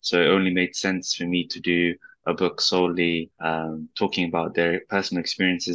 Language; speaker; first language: English; native; English